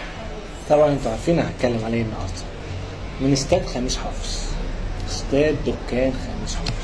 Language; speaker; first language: Arabic; native; Arabic